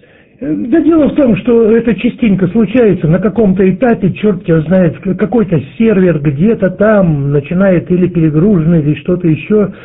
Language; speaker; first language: Russian; native; Russian